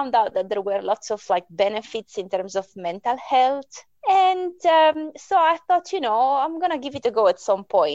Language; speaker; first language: English; non-native, fluent; Italian